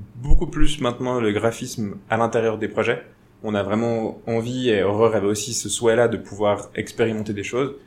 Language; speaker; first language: French; native; French